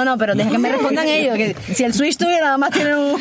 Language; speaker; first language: Spanish; native; Spanish